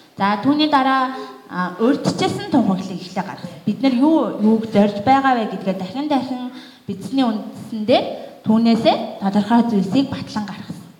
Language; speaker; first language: Mongolian; native; Mongolian